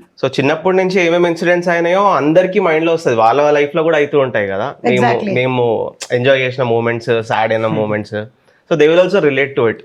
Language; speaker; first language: Telugu; early bilingual, heritage; Telugu